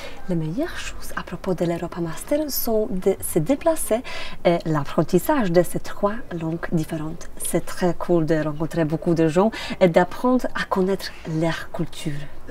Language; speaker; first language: French; non-native, fluent; Polish